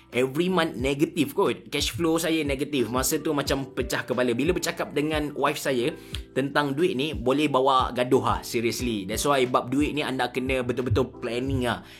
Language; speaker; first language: Malay; native; Malay